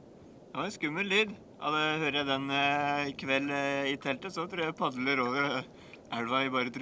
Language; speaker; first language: Norwegian; native; Norwegian